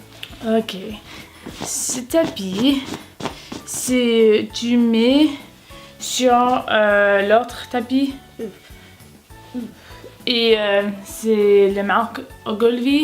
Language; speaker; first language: French; non-native, learner; English